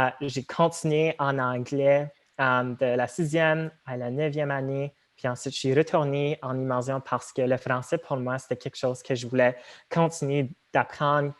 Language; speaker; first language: French; non-native, local second language; Tamil